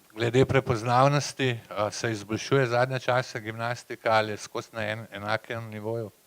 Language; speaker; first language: Slovenian; native; Slovenian